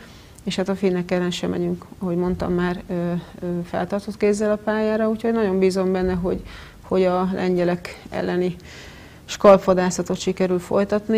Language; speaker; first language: Hungarian; native; Hungarian